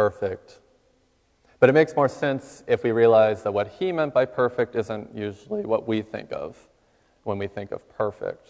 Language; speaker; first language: English; native; English